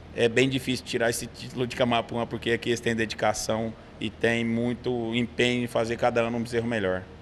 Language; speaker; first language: Portuguese; native; Portuguese